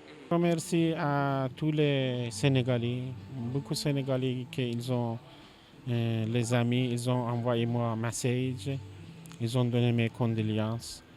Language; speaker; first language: French; non-native, learner; Persian